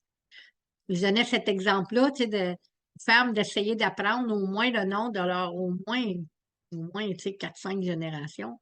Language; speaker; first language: French; native; French